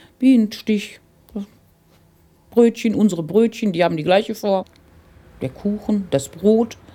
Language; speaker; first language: German; native; German